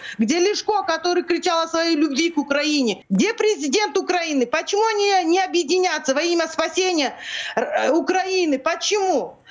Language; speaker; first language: Russian; non-native, local second language; Crimean Tatar